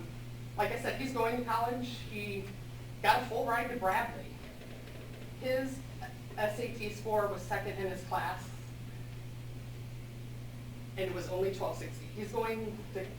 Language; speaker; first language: English; native; English